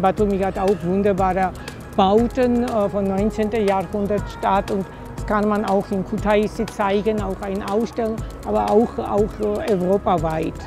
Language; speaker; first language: German; non-native, learner; Georgian